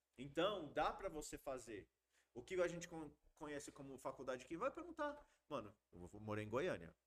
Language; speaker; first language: Portuguese; early bilingual, heritage; Portuguese